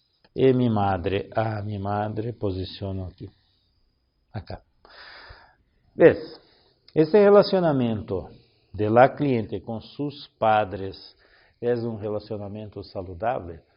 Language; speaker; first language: Spanish; non-native, learner; Portuguese